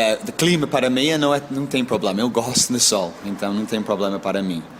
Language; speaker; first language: Portuguese; non-native, learner; English